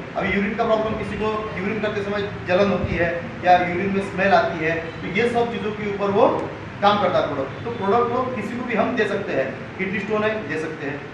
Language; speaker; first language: Hindi; non-native, local second language; Marathi